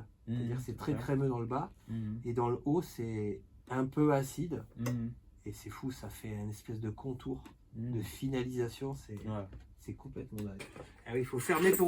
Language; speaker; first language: French; native; French